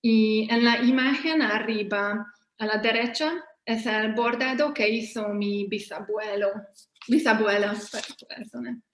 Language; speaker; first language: Spanish; non-native, fluent; Hungarian